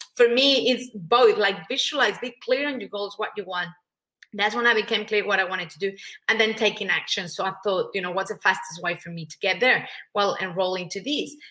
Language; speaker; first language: English; non-native, fluent; Spanish